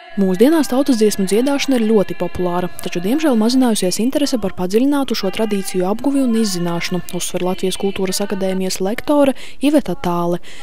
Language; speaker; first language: Latvian; native; Latvian